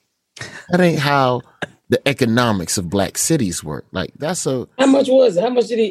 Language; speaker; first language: English; native; English